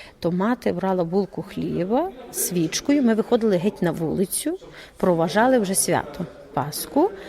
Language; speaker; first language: Ukrainian; native; Ukrainian